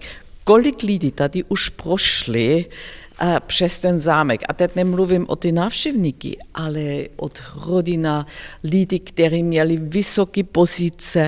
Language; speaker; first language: Czech; non-native, learner; German